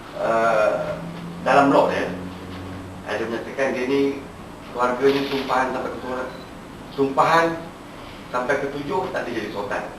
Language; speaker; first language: Malay; native; Malay